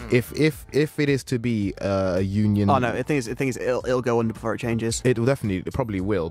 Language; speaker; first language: English; native; English